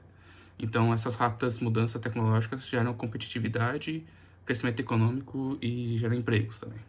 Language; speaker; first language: Portuguese; native; Portuguese